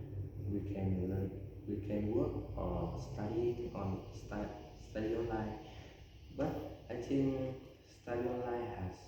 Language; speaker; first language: English; non-native, learner; Vietnamese